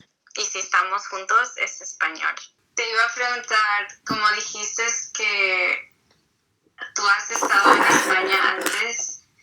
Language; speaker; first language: Spanish; early bilingual, heritage; Spanish